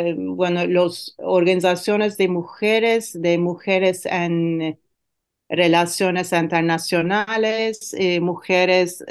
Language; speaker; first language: Spanish; non-native, fluent; Turkish